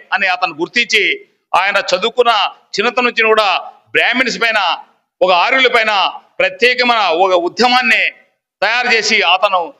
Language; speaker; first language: Telugu; native; Telugu